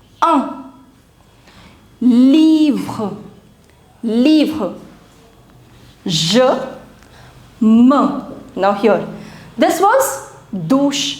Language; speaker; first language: French; non-native, fluent; Hindi